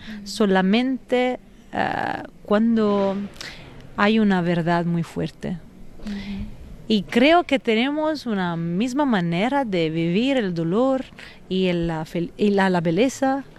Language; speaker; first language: Spanish; non-native, fluent; Italian